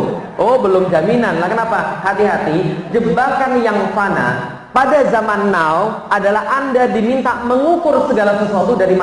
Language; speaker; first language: Indonesian; native; Indonesian